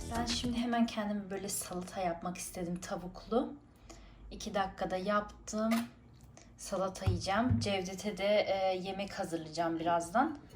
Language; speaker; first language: Turkish; early bilingual, heritage; Turkish